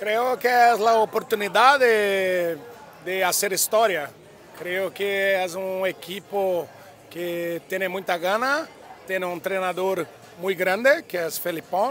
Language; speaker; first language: Portuguese; non-native, learner; Spanish